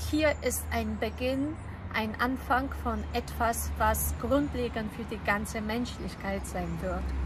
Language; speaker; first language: German; non-native, fluent; Polish